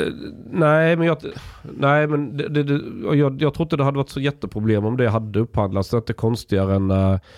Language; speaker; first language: Swedish; native; Swedish